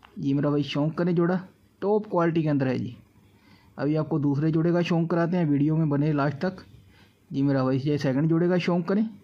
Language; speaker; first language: Hindi; non-native, local second language; Punjabi